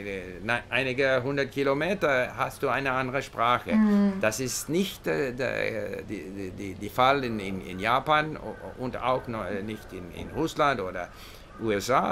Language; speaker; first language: German; non-native, learner; English